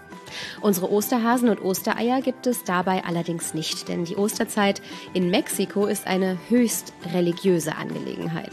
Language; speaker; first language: German; native; German